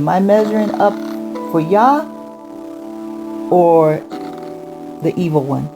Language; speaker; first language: English; native; English